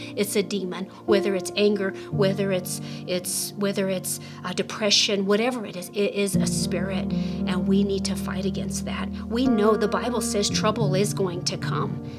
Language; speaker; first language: English; native; English